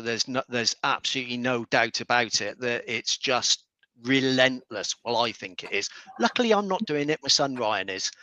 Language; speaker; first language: English; native; English